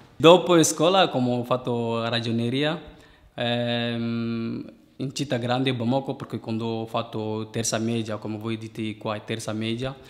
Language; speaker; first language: Italian; non-native, learner; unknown